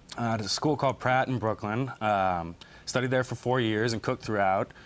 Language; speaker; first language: English; native; English